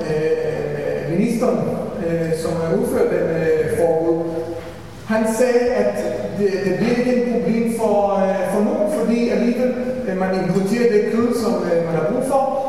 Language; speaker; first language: Danish; non-native, fluent; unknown